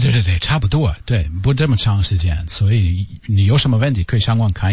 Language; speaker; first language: Chinese; non-native, learner; English